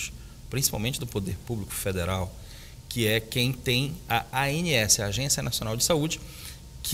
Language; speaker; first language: Portuguese; native; Portuguese